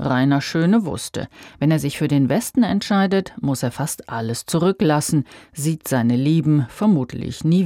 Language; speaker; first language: German; native; German